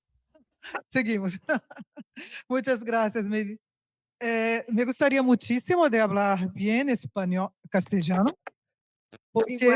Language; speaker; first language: Spanish; non-native, learner; Portuguese